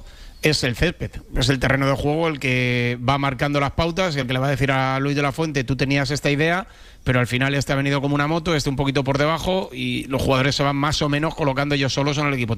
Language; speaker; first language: Spanish; native; Spanish